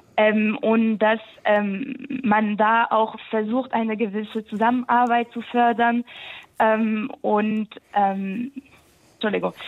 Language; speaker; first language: German; non-native, fluent; French